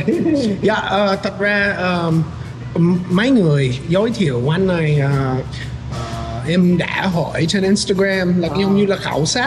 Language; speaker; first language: Vietnamese; non-native, fluent; English